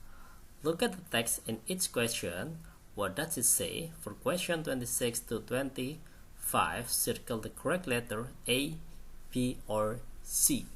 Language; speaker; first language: English; non-native, learner; Indonesian